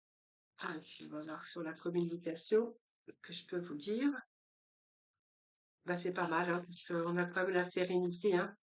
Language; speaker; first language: French; native; French